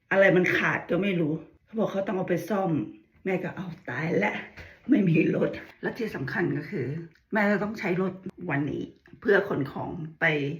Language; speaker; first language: Thai; native; Thai